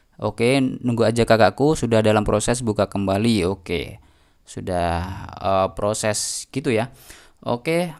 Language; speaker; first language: Indonesian; native; Indonesian